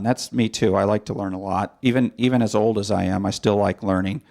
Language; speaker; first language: English; native; English